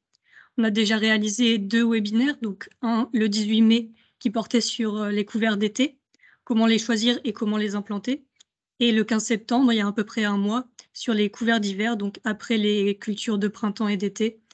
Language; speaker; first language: French; native; French